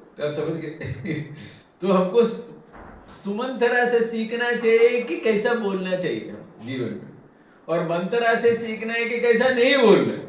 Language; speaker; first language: Hindi; non-native, local second language; Tamil